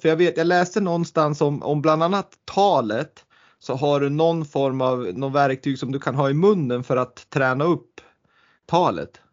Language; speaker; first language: Swedish; native; Swedish